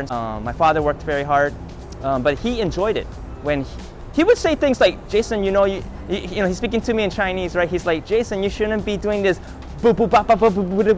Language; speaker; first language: English; native; English